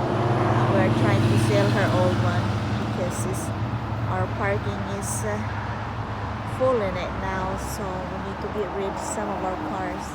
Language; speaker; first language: English; non-native, fluent; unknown